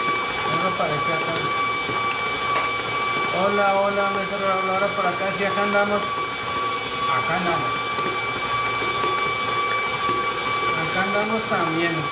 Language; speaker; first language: Spanish; native; Spanish